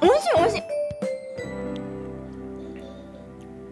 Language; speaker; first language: Japanese; native; Japanese